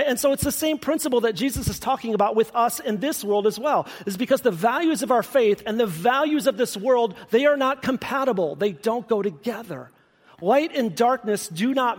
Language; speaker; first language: English; native; English